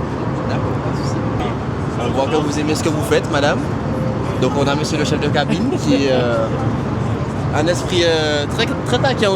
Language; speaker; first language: French; native; French